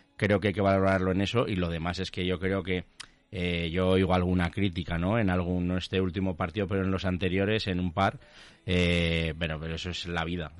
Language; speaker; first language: Spanish; native; Spanish